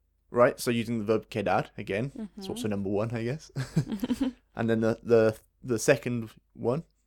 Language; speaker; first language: English; native; English